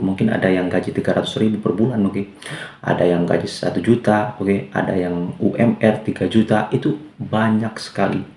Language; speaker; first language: Indonesian; native; Indonesian